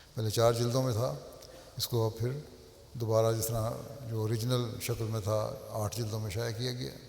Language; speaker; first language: Urdu; native; Urdu